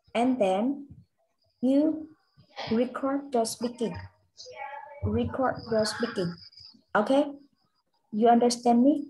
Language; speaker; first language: English; non-native, learner; Vietnamese